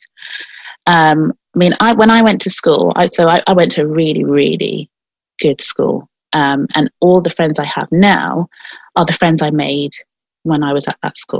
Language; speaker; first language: English; native; English